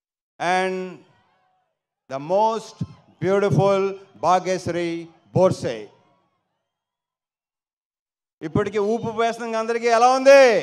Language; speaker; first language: Telugu; native; Telugu